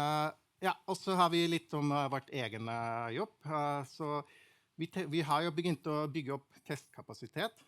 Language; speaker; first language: Norwegian; non-native, fluent; German